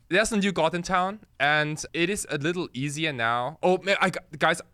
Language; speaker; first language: English; early bilingual, other home language; Japanese